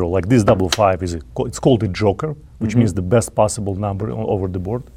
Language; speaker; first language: English; non-native, fluent; Russian